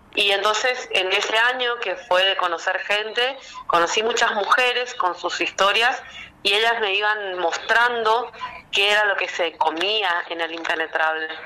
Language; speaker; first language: Spanish; native; Spanish